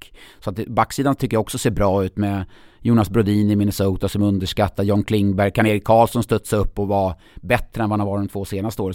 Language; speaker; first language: Swedish; native; Swedish